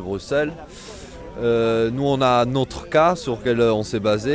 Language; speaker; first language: French; non-native, fluent; Italian